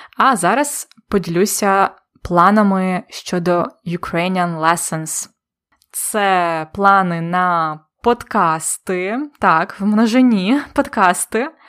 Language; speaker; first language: Ukrainian; native; Ukrainian